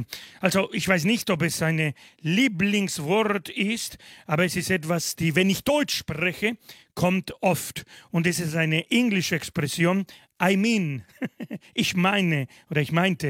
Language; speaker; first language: German; non-native, fluent; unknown